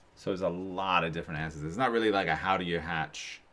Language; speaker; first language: English; native; English